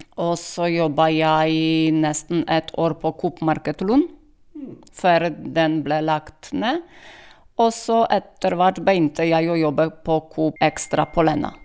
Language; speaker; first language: Norwegian; non-native, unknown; Polish